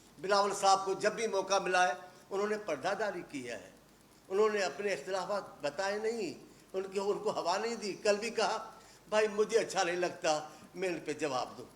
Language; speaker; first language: Urdu; non-native, local second language; Sindhi